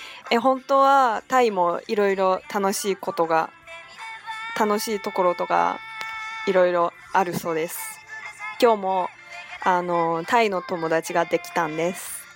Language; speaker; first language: Japanese; non-native, fluent; Chinese